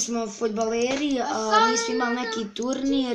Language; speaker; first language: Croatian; early bilingual, heritage; Serbian